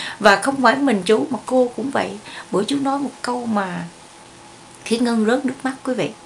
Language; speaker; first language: Vietnamese; native; Vietnamese